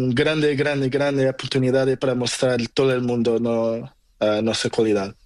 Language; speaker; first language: Spanish; non-native, learner; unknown